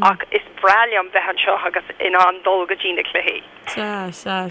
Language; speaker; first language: Irish; non-native, local second language; English